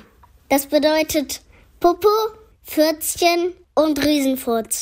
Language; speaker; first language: German; early bilingual, other home language; Greek